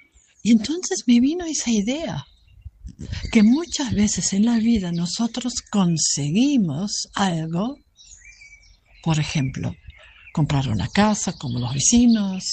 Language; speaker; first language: Spanish; non-native, fluent; German